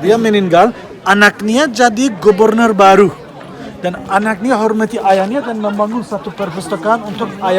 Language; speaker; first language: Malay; non-native, fluent; Turkish